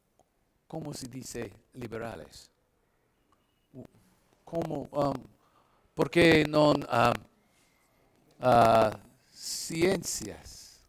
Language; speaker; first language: Spanish; non-native, learner; English